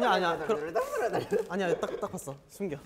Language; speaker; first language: Korean; native; Korean